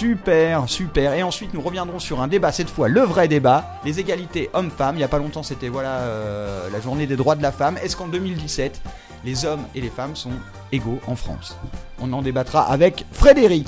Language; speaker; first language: French; native; French